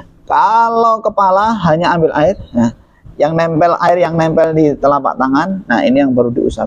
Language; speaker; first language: Indonesian; native; Indonesian